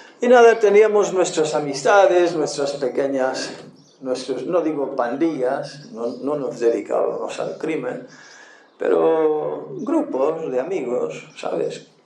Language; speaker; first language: Spanish; non-native, fluent; English